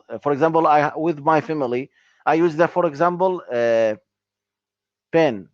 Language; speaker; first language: English; non-native, learner; Arabic